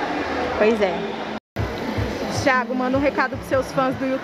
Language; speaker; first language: Portuguese; native; Portuguese